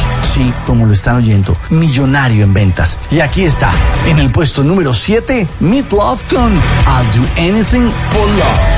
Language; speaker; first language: Spanish; native; Spanish